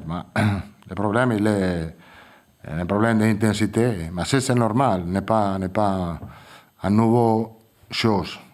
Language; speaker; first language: French; non-native, fluent; Italian